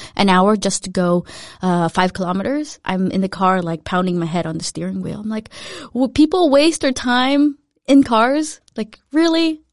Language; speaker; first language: English; early bilingual, other home language; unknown